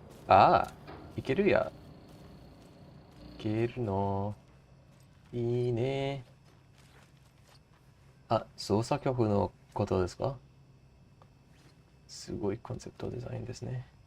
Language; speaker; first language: Japanese; non-native, learner; English